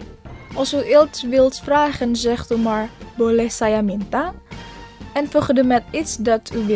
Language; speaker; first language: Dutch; non-native, learner; Indonesian